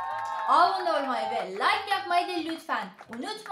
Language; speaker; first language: Turkish; non-native, learner; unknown